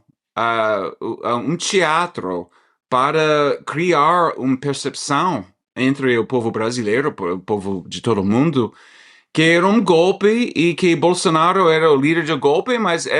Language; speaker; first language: Portuguese; non-native, fluent; English